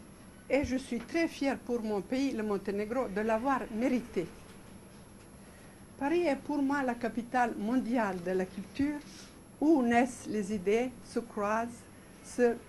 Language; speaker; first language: French; non-native, fluent; Serbian